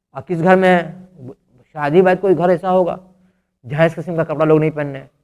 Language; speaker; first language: Urdu; native; Urdu